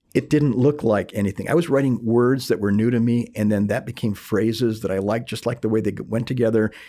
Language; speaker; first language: English; early bilingual, other home language; Spanish